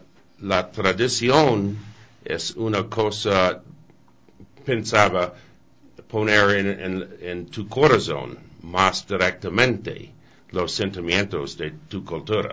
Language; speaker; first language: Spanish; non-native, learner; English